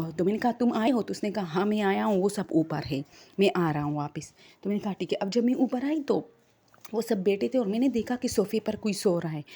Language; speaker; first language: Urdu; non-native, local second language; Pashto